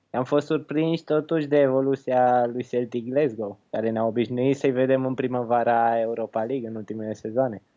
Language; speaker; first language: Romanian; early bilingual, heritage; Romanian